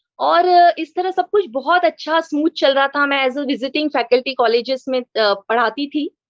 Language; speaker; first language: Hindi; non-native, local second language; Marathi